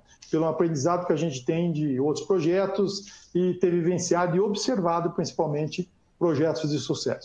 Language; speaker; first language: Portuguese; native; Portuguese